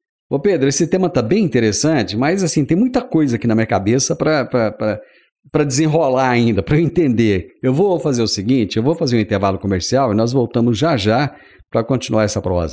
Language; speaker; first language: Portuguese; native; Portuguese